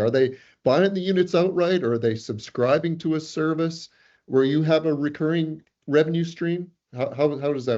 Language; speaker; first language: English; native; English